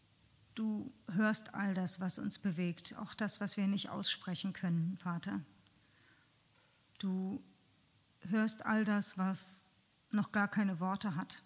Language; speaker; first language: German; native; German